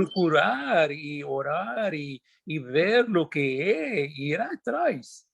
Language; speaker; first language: Portuguese; non-native, learner; Spanish